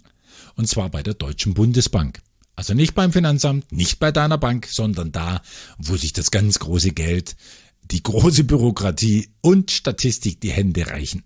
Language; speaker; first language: German; native; German